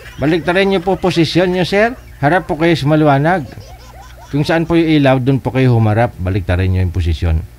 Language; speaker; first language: Filipino; native; Filipino